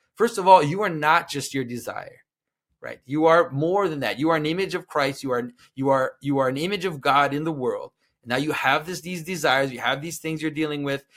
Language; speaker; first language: English; non-native, fluent; French